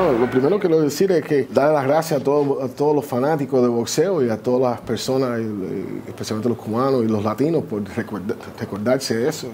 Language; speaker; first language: Spanish; early bilingual, heritage; Spanish